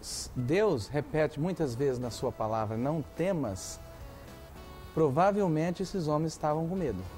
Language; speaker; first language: Portuguese; native; Portuguese